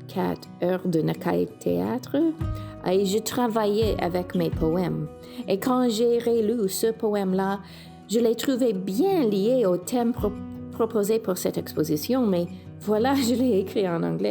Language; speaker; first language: French; non-native, fluent; English